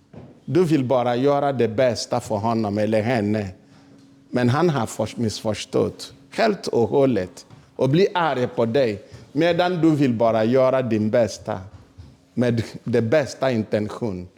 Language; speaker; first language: Swedish; non-native, fluent; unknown